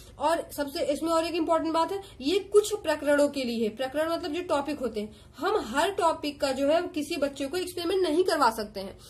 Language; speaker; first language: Hindi; native; Hindi